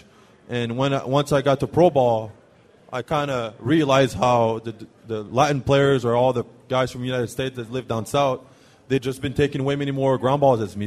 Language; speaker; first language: English; non-native, fluent; French